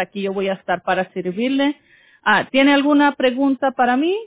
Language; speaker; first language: Spanish; early bilingual, heritage; Spanish